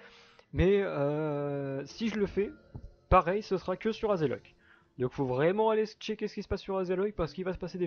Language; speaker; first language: French; native; French